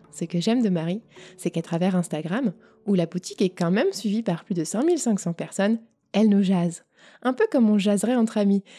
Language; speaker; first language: French; native; French